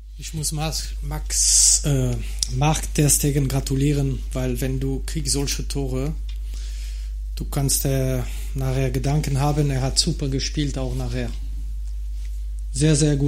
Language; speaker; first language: German; non-native, fluent; French